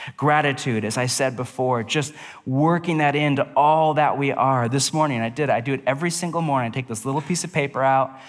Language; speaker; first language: English; native; English